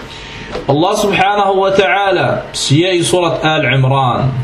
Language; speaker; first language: Danish; non-native, fluent; Arabic